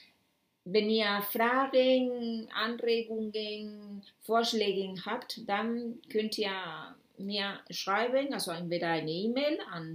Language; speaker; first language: German; non-native, fluent; Spanish